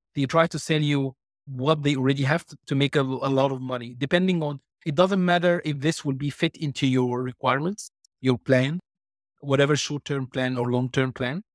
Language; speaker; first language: English; non-native, fluent; Arabic